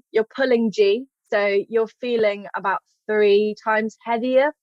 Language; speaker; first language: English; native; English